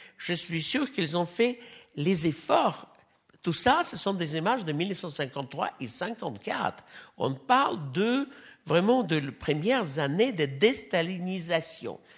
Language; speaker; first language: French; non-native, fluent; Russian